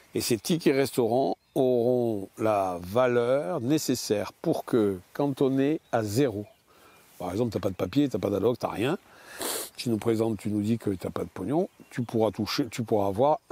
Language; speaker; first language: French; native; French